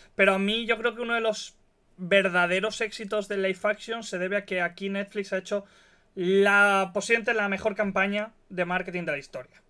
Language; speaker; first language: Spanish; native; Spanish